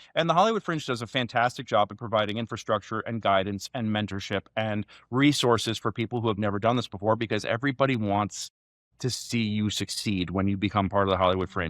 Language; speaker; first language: English; native; English